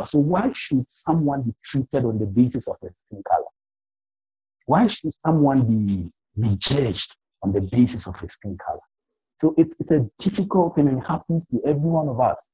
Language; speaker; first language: English; non-native, local second language; Akan